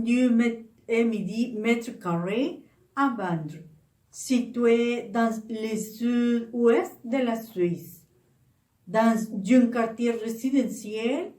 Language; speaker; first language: French; non-native, learner; Spanish